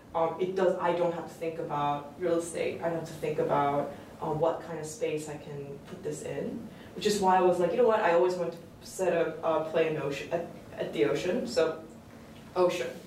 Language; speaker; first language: English; early bilingual, other home language; Korean